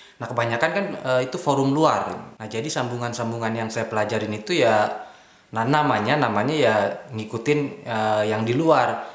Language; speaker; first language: Indonesian; native; Indonesian